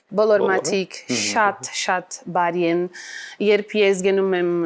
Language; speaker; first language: Armenian; non-native, learner; Portuguese